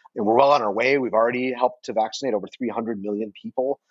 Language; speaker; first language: English; native; English